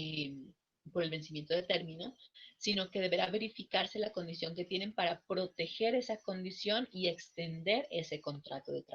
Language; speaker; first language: Spanish; native; Spanish